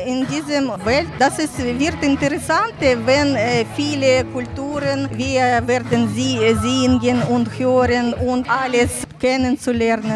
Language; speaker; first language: German; non-native, learner; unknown